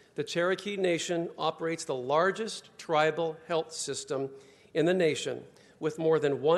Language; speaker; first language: English; native; English